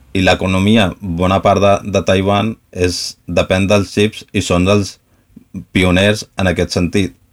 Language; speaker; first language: Catalan; non-native, fluent; Spanish